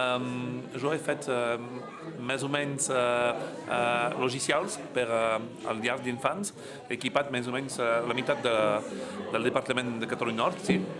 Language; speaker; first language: Catalan; non-native, local second language; French